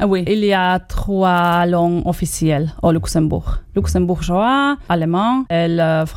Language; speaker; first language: French; non-native, learner; Slovak